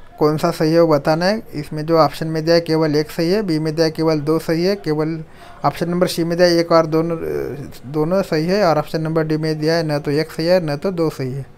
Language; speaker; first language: Hindi; non-native, local second language; Marathi